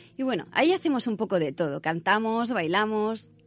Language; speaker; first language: Spanish; native; Spanish